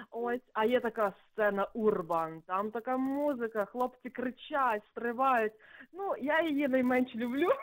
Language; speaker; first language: Ukrainian; native; Ukrainian